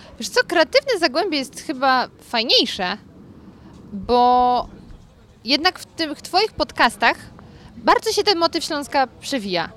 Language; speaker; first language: Polish; native; Polish